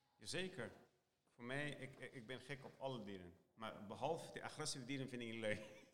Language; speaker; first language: Dutch; non-native, learner; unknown